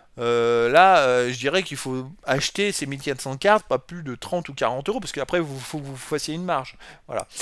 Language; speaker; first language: French; native; French